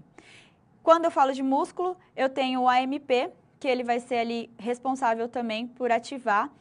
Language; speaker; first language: Portuguese; native; Portuguese